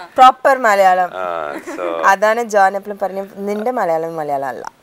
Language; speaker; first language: Malayalam; early bilingual, heritage; Malayalam